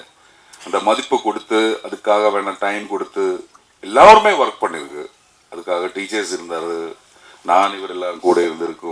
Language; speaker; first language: Tamil; non-native, learner; Malayalam